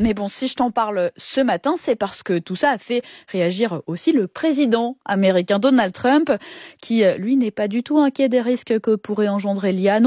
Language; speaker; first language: French; native; French